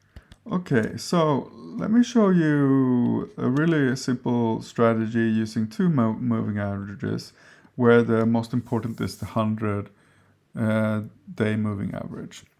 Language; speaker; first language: English; non-native, fluent; Swedish